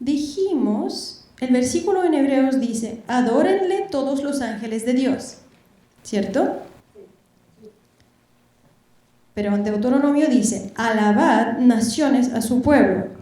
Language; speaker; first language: Spanish; non-native, fluent; Bulgarian